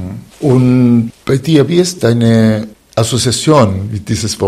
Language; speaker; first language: German; non-native, fluent; Spanish